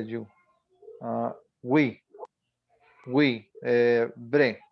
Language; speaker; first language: French; non-native, learner; Spanish